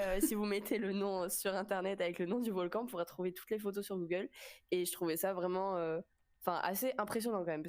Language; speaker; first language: French; native; French